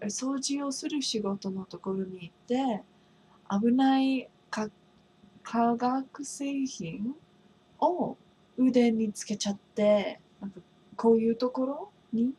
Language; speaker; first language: Japanese; non-native, fluent; English